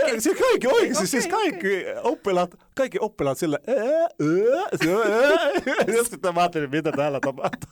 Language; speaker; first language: Finnish; non-native, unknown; Arabic